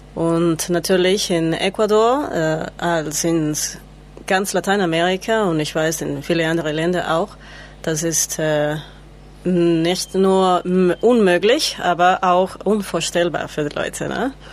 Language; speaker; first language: German; non-native, learner; Spanish